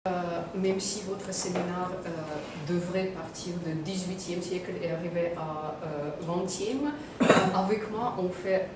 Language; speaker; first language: French; non-native, fluent; Russian